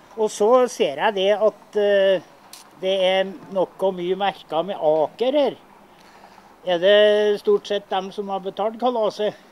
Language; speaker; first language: Norwegian; native; Norwegian